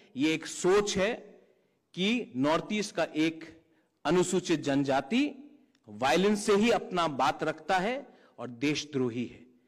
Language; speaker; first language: Hindi; non-native, local second language; Kok Borok